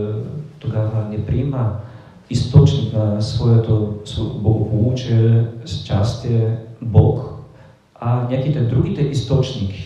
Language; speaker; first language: Bulgarian; non-native, fluent; Polish